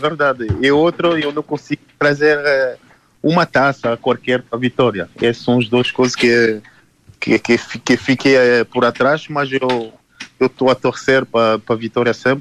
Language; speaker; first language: Portuguese; non-native, learner; French